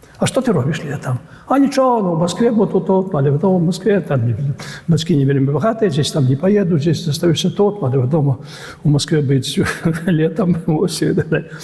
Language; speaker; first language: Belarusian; native; Belarusian